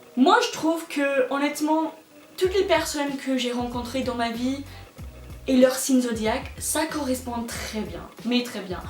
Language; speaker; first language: French; non-native, fluent; English